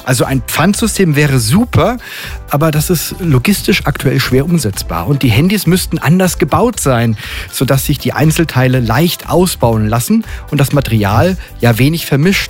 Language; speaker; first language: German; native; German